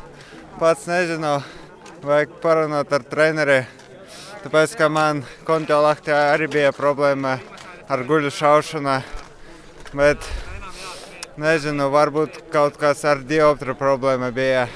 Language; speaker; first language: Latvian; non-native, local second language; Russian